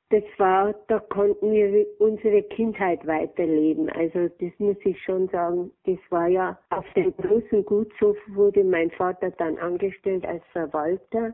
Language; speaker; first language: German; native; German